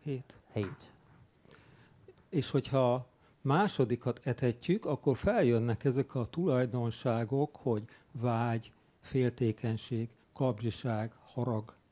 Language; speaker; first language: Hungarian; native; Hungarian